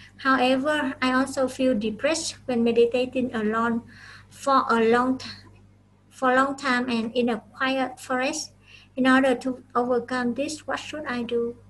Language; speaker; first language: English; non-native, fluent; Vietnamese